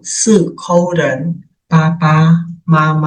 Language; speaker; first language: Chinese; non-native, fluent; Khmer